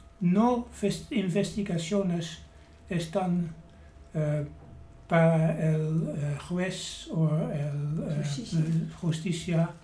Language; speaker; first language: Spanish; non-native, learner; Dutch